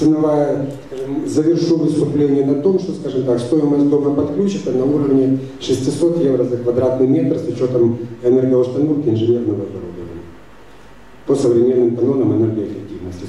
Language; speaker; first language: Russian; native; Russian